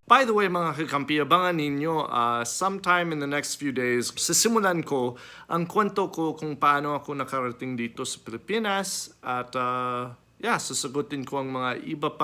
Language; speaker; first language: Filipino; non-native, fluent; English